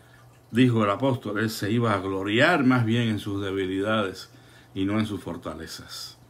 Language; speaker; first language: Spanish; native; Spanish